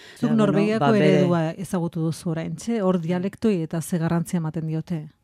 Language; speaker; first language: Basque; native; Basque